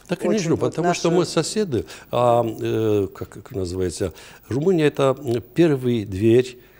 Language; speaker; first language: Russian; non-native, fluent; Romanian